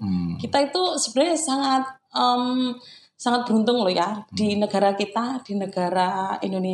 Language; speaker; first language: Indonesian; non-native, local second language; Javanese